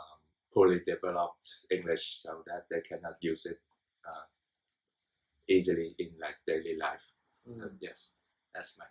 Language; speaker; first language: English; non-native, fluent; Vietnamese